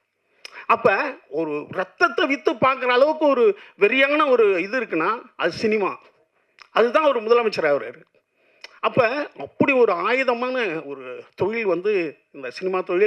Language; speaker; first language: Tamil; native; Tamil